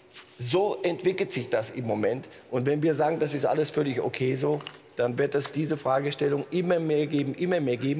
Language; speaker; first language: German; native; German